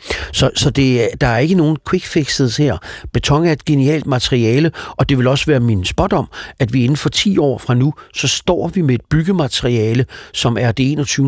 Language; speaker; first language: Danish; native; Danish